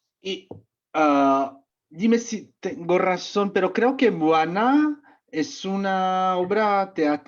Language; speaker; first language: Spanish; non-native, fluent; Czech